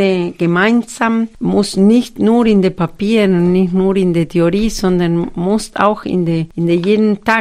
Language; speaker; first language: German; non-native, fluent; Spanish